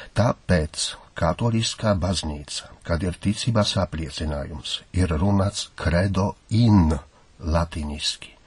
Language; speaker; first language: Latvian; non-native, fluent; Polish